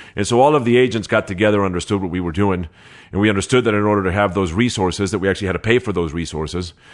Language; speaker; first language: English; early bilingual, other home language; Spanish